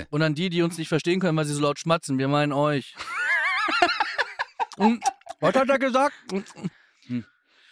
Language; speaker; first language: German; native; German